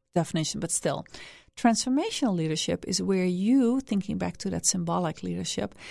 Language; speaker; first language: English; non-native, fluent; Dutch